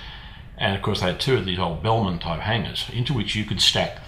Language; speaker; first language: English; native; English